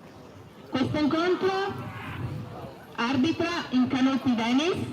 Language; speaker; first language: Italian; native; Italian